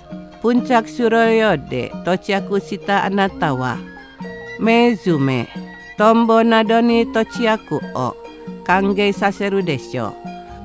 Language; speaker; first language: Japanese; non-native, fluent; Indonesian